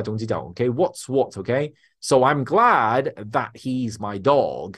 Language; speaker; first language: English; non-native, local second language; Cantonese